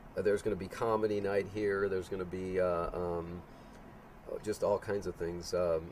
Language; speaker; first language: English; native; English